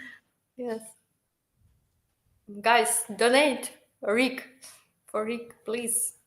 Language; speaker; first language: English; non-native, learner; Ukrainian